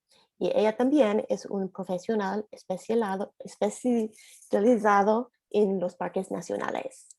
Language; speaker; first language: Spanish; non-native, learner; English